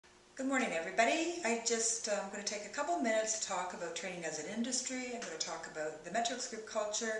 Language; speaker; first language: English; native; English